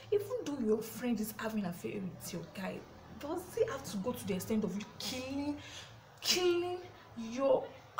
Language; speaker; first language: English; non-native, local second language; Yoruba